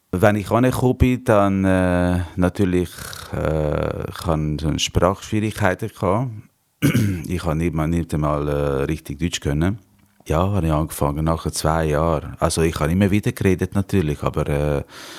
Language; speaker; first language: German; non-native, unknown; Hungarian